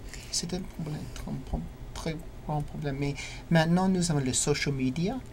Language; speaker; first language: French; non-native, learner; English